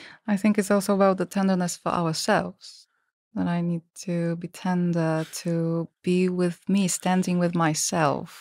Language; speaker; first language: English; non-native, fluent; Polish